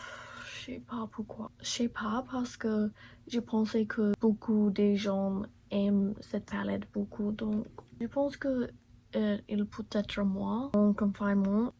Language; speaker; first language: French; non-native, learner; English